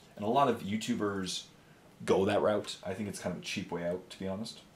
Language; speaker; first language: English; native; English